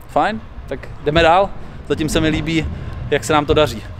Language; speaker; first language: Czech; native; Czech